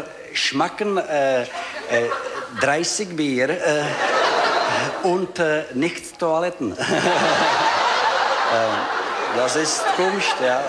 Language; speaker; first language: German; non-native, learner; Czech